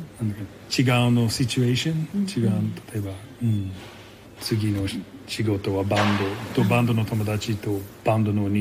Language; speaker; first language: Japanese; non-native, learner; English